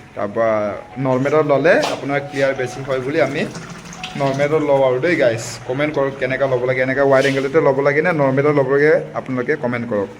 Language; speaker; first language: Assamese; non-native, local second language; Bodo